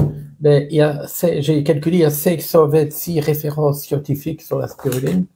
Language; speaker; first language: French; native; French